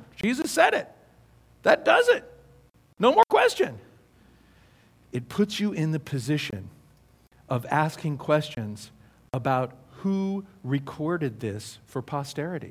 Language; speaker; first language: English; native; English